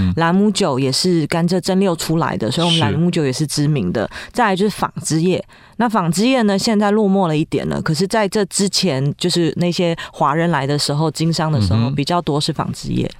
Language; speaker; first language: Chinese; native; Chinese